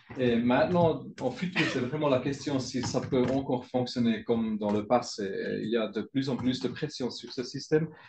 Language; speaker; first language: French; non-native, local second language; German